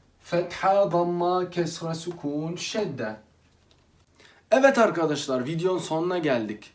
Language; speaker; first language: Turkish; non-native, fluent; Arabic